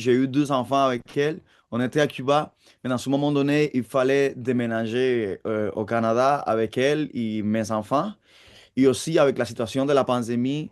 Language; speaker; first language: French; non-native, fluent; Spanish